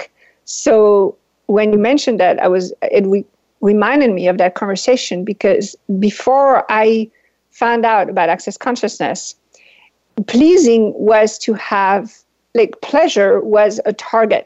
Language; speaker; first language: English; non-native, fluent; French